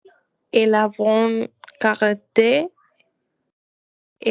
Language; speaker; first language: French; non-native, learner; Spanish